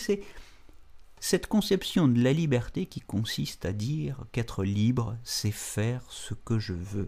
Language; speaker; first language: French; native; French